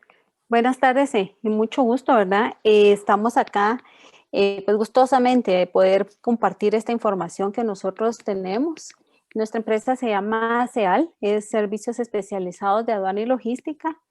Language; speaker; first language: Spanish; native; Spanish